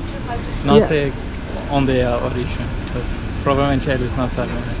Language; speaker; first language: Portuguese; non-native, fluent; Croatian